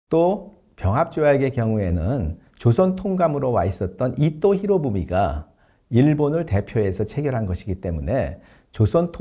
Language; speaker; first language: Korean; native; Korean